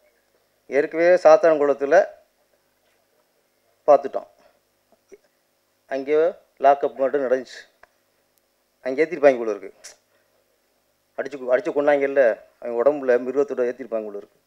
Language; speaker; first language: Tamil; native; Tamil